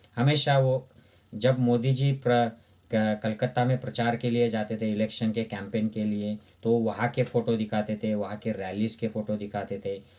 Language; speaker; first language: Hindi; non-native, local second language; Marathi